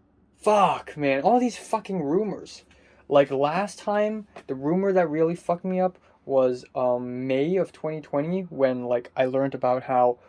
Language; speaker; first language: English; non-native, local second language; Cantonese